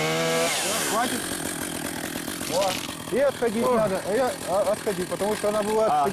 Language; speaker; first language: Russian; native; Russian